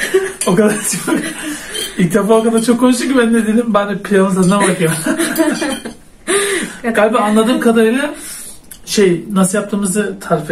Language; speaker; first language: Turkish; native; Turkish